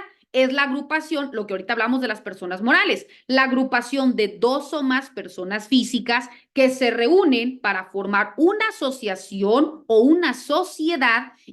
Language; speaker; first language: Spanish; native; Spanish